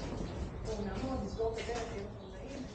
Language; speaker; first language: Hebrew; native; Hebrew